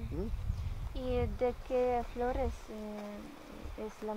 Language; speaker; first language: Spanish; non-native, learner; Ukrainian